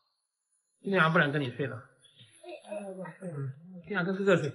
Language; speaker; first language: Chinese; native; Chinese